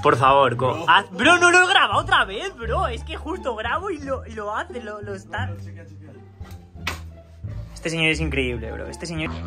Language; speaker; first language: Spanish; native; Spanish